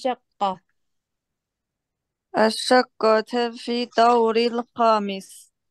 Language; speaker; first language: Arabic; non-native, learner; Chinese